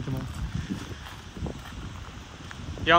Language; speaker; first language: Dutch; native; Dutch